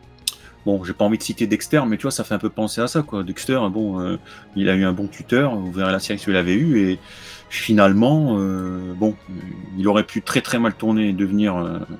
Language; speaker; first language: French; native; French